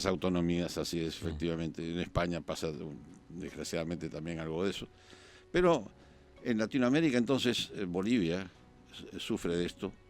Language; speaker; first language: Spanish; native; Spanish